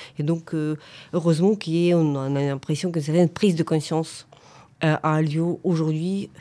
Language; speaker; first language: French; non-native, fluent; Ukrainian